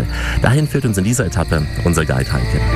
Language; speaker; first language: German; native; German